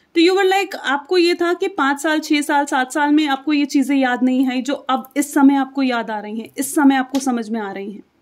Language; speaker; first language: Hindi; native; Hindi